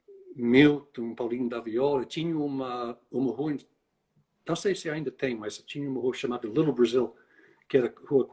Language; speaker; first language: Portuguese; non-native, fluent; English